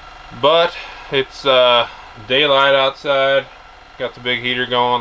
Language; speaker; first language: English; native; English